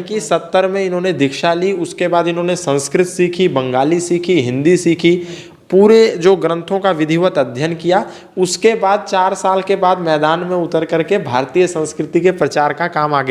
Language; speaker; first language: Hindi; native; Hindi